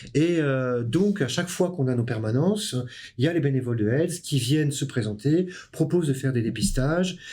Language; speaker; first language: French; native; French